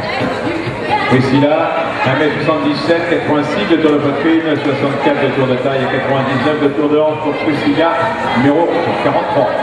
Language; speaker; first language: French; native; French